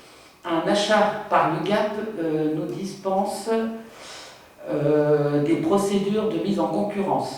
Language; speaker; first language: French; native; French